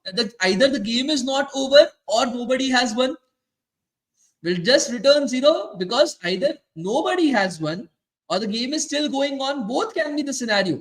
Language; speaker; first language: English; non-native, local second language; Hindi